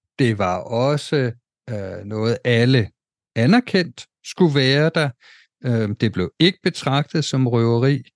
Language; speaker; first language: Danish; native; Danish